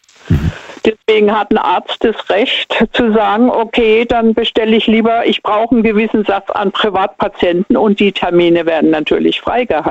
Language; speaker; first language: German; native; German